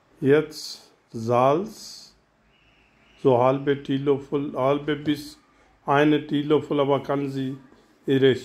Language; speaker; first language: German; non-native, learner; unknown